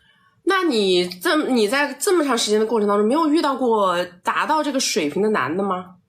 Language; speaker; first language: Chinese; native; Chinese